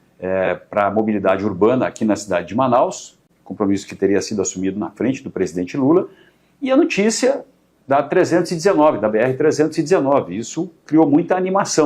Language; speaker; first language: Portuguese; native; Portuguese